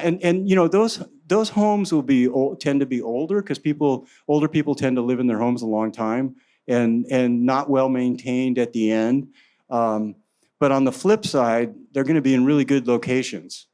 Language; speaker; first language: English; native; English